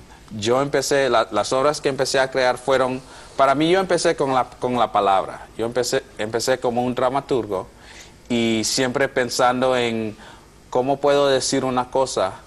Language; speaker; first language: Spanish; non-native, fluent; English